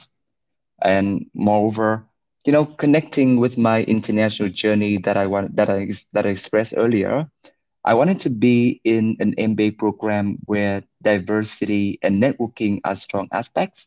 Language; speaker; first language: English; non-native, fluent; Vietnamese